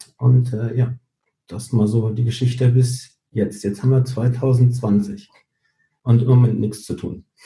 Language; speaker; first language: German; early bilingual, heritage; German